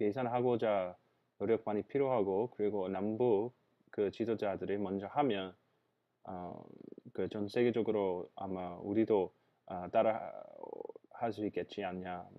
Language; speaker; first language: Korean; non-native, fluent; English